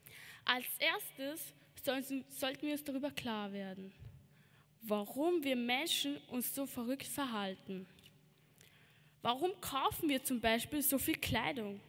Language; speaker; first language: German; early bilingual, other home language; Albanian